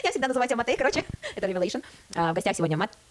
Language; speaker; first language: Russian; native; Russian